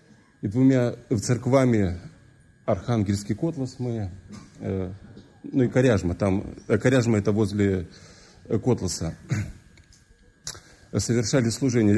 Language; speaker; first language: Russian; native; Russian